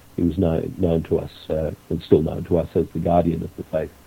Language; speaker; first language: English; native; English